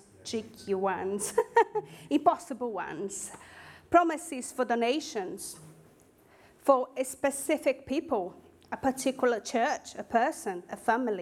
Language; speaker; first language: English; non-native, fluent; Portuguese